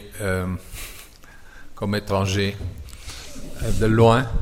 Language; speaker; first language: French; non-native, fluent; German